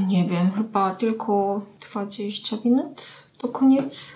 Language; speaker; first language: Polish; non-native, learner; Korean